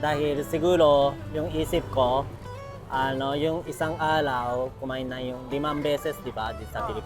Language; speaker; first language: Filipino; non-native, learner; Japanese